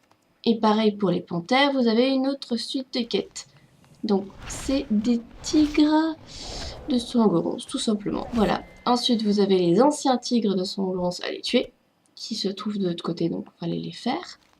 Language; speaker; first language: French; native; French